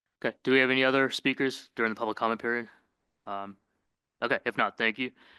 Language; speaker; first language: English; native; English